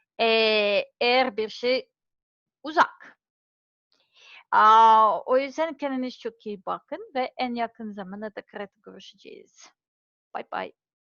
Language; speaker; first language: Turkish; non-native, learner; Serbian